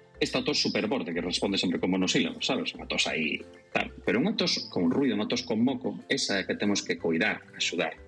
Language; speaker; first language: Galician; non-native, local second language; Spanish